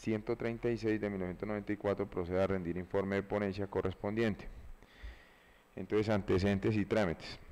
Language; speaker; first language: Spanish; native; Spanish